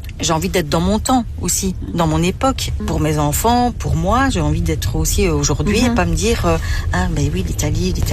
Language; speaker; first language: French; native; French